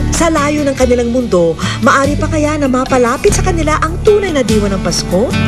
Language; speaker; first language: Filipino; native; Filipino